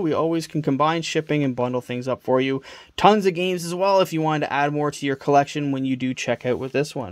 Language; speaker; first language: English; native; English